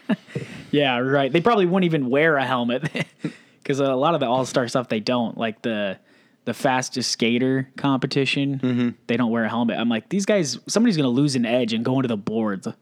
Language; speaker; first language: English; native; English